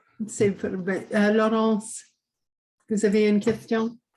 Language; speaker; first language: French; non-native, fluent; English